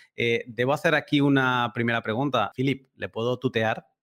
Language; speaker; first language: Spanish; native; Spanish